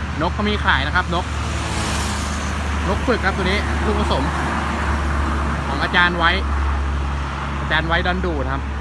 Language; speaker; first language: Thai; native; Thai